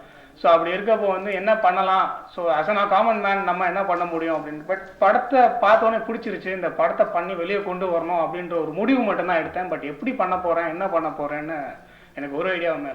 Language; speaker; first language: Tamil; native; Tamil